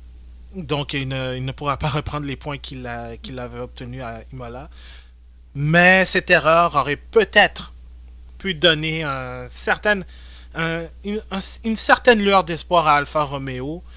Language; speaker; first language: French; native; French